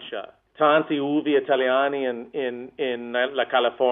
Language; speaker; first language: Italian; non-native, learner; English